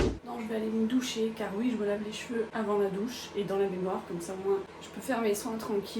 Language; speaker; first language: French; native; French